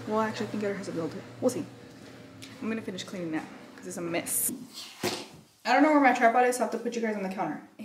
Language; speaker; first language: English; early bilingual, other home language; Spanish